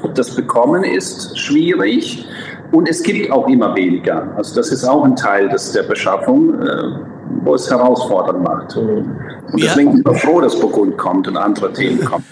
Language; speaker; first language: German; non-native, fluent; Croatian